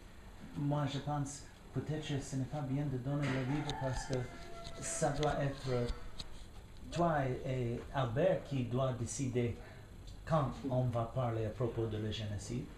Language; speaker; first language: French; non-native, fluent; English